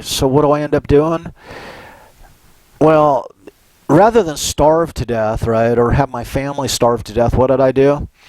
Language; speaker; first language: English; native; English